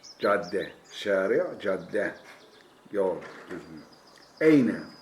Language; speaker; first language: Arabic; non-native, fluent; Turkish